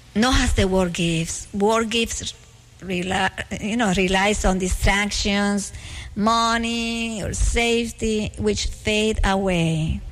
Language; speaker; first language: English; non-native, learner; Spanish